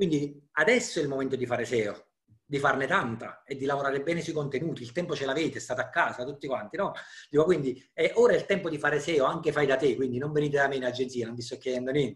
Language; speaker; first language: Italian; native; Italian